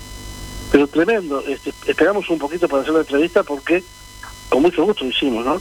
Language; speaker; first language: Spanish; native; Spanish